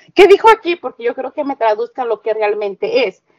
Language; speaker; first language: Spanish; native; Spanish